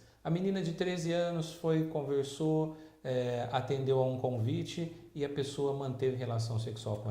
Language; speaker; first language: Portuguese; native; Portuguese